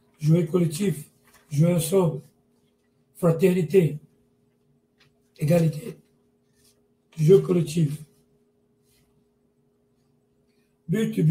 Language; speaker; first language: French; non-native, learner; Portuguese